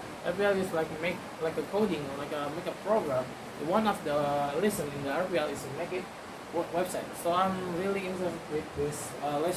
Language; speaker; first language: English; non-native, learner; Indonesian